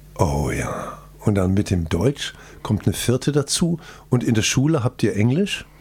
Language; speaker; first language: German; native; German